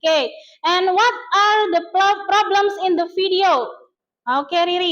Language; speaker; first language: English; non-native, learner; Indonesian